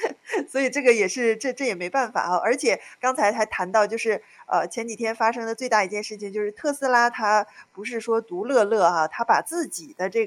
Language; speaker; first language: Chinese; native; Chinese